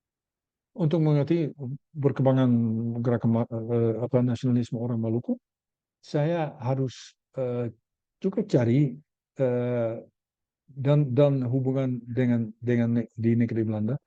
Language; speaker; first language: Indonesian; non-native, learner; Dutch